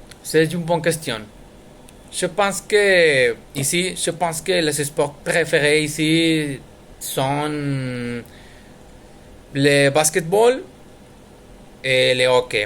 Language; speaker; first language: French; non-native, learner; Spanish